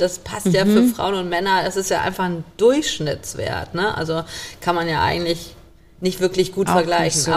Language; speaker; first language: German; native; German